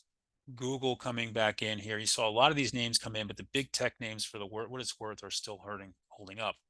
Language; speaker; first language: English; native; English